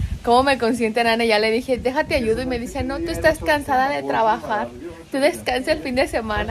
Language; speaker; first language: Spanish; native; Spanish